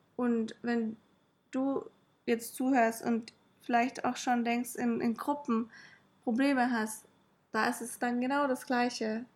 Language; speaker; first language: German; native; German